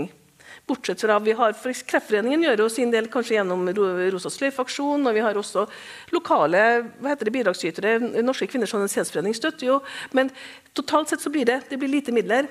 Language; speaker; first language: Norwegian; native; Norwegian